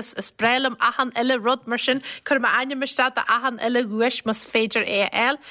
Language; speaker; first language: Irish; native; Irish